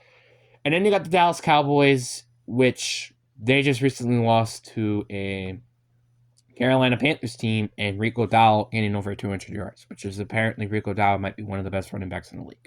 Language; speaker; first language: English; native; English